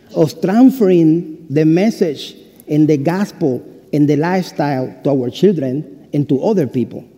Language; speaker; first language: English; non-native, fluent; Spanish